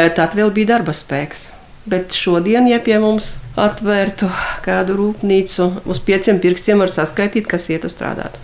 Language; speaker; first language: Latvian; native; Latvian